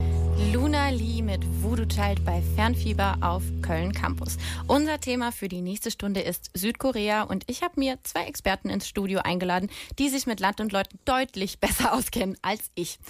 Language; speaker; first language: German; native; German